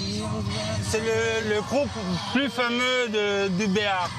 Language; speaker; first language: French; non-native, fluent; Spanish